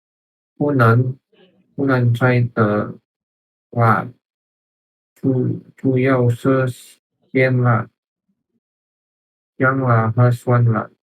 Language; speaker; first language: Chinese; non-native, learner; Indonesian